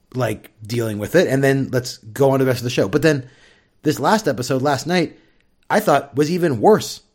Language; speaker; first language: English; native; English